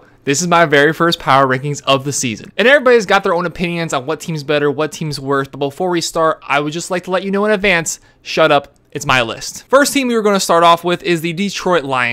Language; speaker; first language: English; native; English